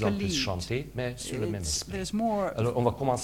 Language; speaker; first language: French; non-native, fluent; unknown